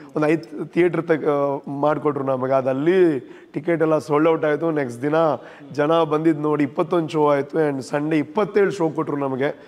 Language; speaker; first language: Kannada; non-native, local second language; Tulu